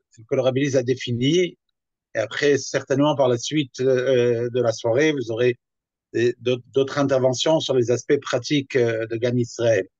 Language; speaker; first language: French; native; French